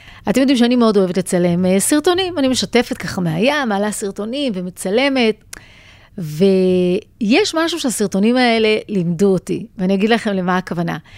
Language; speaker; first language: Hebrew; native; Hebrew